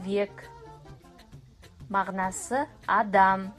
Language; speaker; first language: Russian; non-native, fluent; Kazakh